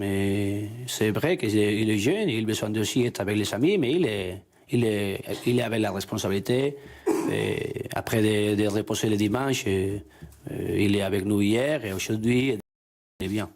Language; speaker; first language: French; non-native, learner; Spanish